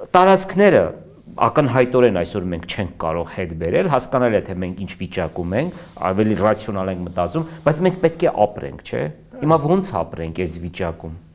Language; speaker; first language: Armenian; native; Armenian